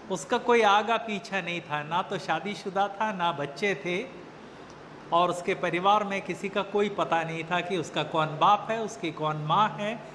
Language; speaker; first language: Hindi; native; Hindi